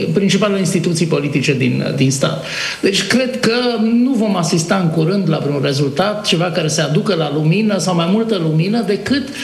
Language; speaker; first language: Romanian; native; Romanian